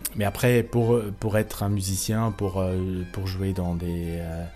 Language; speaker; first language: French; non-native, fluent; German